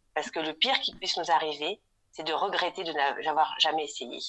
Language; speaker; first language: French; native; French